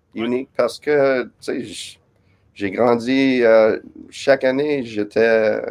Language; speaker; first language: French; non-native, fluent; English